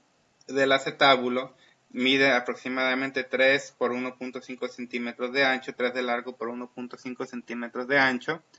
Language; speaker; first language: Spanish; native; Spanish